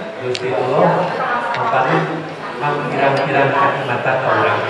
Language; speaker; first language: Indonesian; non-native, local second language; Sundanese